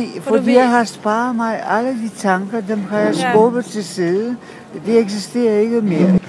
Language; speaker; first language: Danish; non-native, fluent; Polish